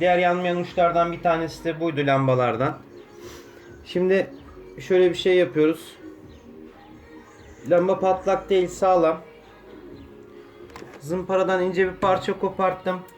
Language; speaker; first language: Turkish; native; Turkish